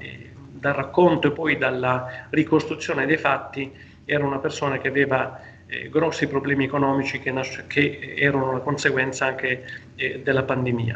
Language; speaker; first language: Italian; native; Italian